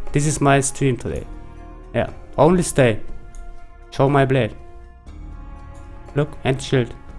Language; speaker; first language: English; non-native, learner; German